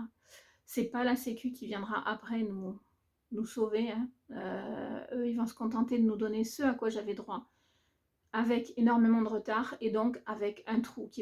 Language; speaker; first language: French; native; French